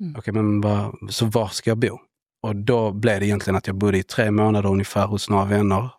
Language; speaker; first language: Swedish; early bilingual, other home language; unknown